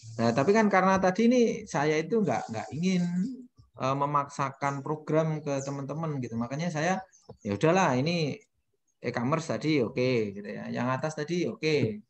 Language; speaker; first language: Indonesian; non-native, local second language; Javanese